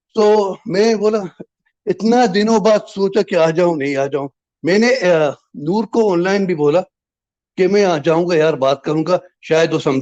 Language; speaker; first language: Hindi; non-native, fluent; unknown